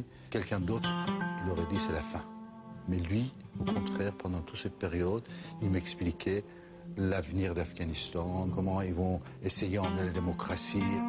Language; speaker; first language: French; non-native, fluent; Persian